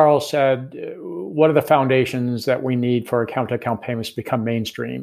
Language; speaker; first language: English; native; English